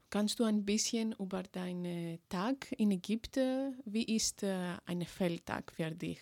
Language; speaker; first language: German; non-native, fluent; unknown